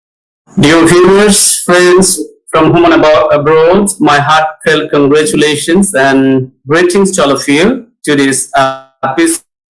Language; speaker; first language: English; non-native, fluent; Bangla